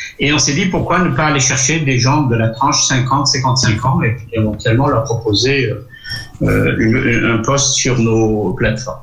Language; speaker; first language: French; non-native, local second language; Arabic